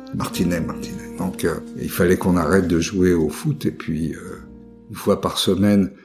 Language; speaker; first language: French; native; French